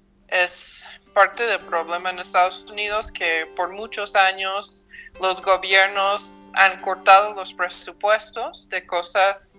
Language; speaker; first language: Spanish; non-native, fluent; English